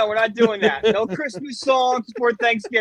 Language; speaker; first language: English; native; English